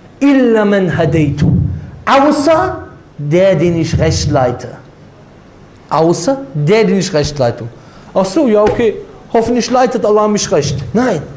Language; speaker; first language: German; native; German